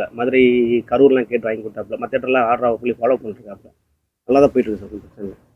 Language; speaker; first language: Tamil; native; Tamil